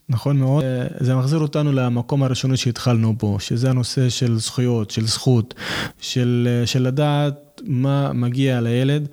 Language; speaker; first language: Hebrew; non-native, local second language; Arabic